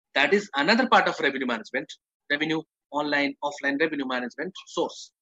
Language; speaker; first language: English; non-native, local second language; Odia